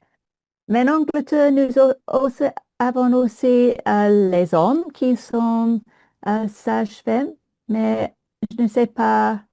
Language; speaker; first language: French; non-native, learner; English